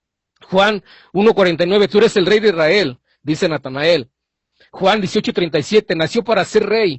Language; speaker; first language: Spanish; native; Spanish